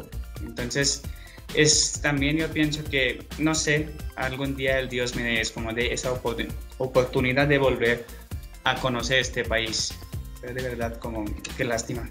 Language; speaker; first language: Spanish; non-native, fluent; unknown